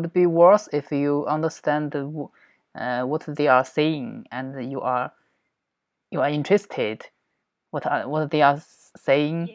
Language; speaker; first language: English; non-native, learner; Chinese